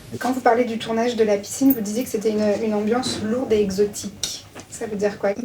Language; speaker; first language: French; native; French